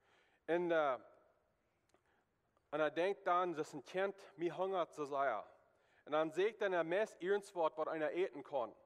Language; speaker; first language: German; non-native, learner; Plautdietsch